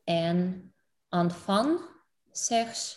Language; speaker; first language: French; non-native, learner; English